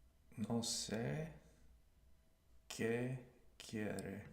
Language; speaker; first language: Spanish; non-native, learner; English